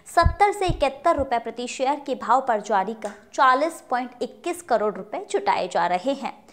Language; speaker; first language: Hindi; native; Hindi